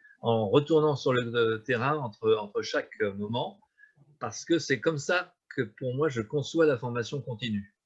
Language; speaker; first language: French; native; French